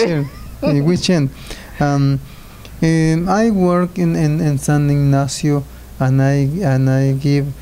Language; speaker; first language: English; non-native, learner; Spanish